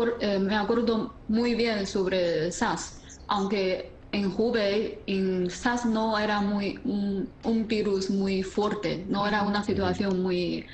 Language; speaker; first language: Spanish; non-native, fluent; Chinese